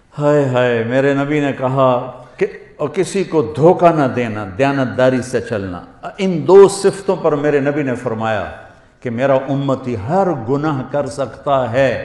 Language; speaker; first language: Urdu; non-native, local second language; Punjabi